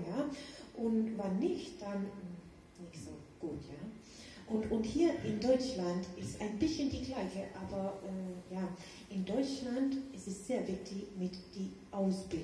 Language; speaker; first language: German; non-native, learner; Danish